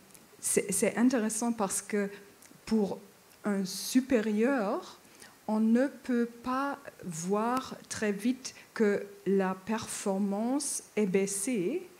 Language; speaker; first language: French; non-native, fluent; German